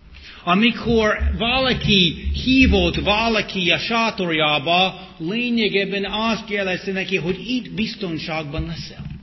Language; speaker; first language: Hungarian; non-native, fluent; English